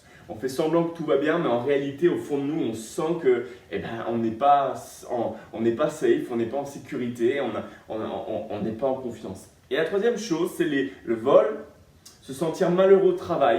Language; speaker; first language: French; native; French